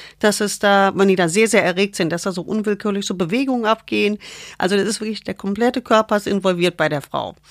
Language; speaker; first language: German; non-native, fluent; English